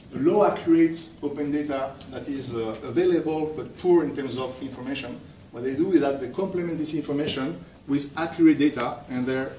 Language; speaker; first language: English; non-native, fluent; French